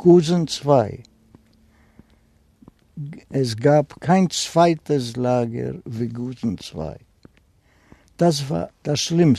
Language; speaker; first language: German; non-native, fluent; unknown